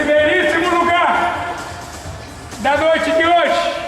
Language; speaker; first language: Portuguese; native; Portuguese